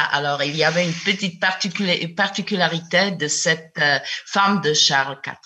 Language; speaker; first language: French; non-native, fluent; Czech